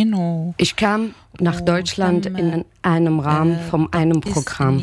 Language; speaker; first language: German; non-native, learner; Arabic